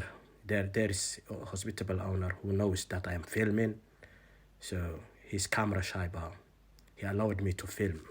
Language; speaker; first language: English; non-native, fluent; Somali